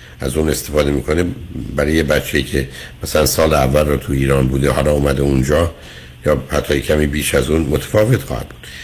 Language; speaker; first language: Persian; native; Persian